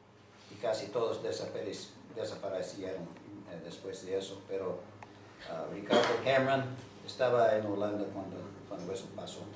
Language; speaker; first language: Spanish; non-native, fluent; English